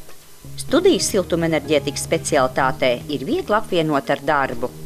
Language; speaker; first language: Latvian; native; Latvian